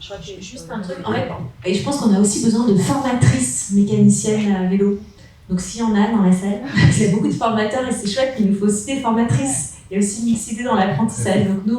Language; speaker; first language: French; native; French